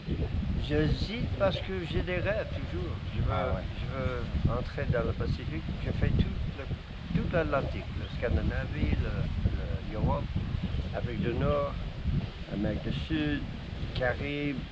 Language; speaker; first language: French; non-native, fluent; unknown